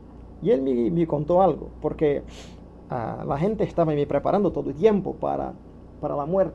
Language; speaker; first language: Spanish; non-native, learner; Portuguese